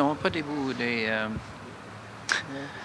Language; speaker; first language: French; non-native, fluent; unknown